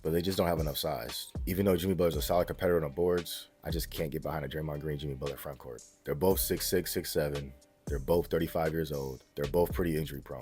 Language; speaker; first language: English; native; English